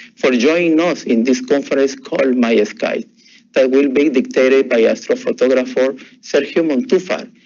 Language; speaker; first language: English; non-native, fluent; Spanish